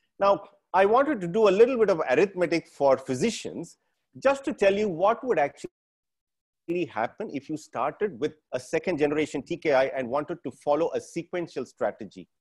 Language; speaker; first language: English; non-native, local second language; Tamil